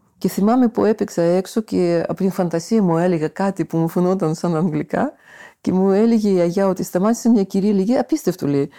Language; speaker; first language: Greek; non-native, fluent; Russian